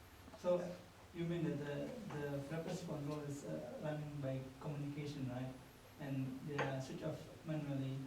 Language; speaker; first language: English; non-native, learner; Indonesian